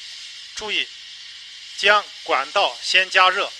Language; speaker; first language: Chinese; native; Chinese